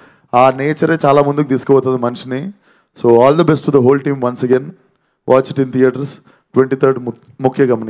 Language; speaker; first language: Telugu; native; Telugu